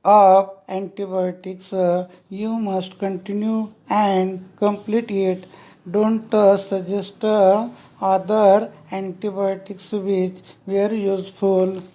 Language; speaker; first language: English; non-native, local second language; Marathi